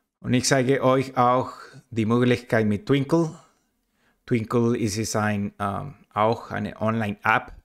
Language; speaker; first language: German; non-native, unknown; Spanish